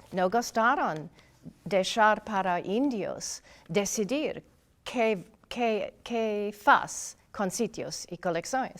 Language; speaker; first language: Portuguese; non-native, learner; English